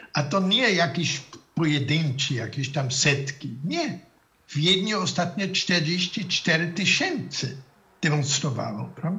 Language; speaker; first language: Polish; non-native, fluent; German